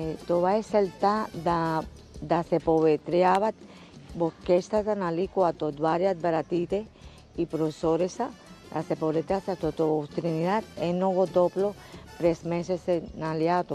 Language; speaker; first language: Bulgarian; non-native, fluent; Spanish